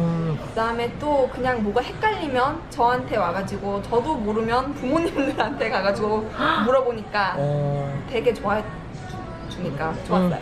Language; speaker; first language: Korean; early bilingual, heritage; Korean